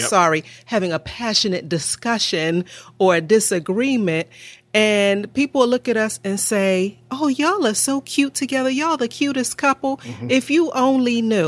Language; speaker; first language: English; native; English